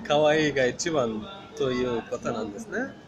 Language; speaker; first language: Japanese; non-native, fluent; Persian